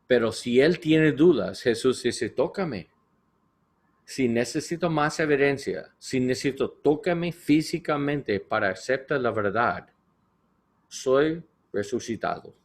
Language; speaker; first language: Spanish; non-native, learner; English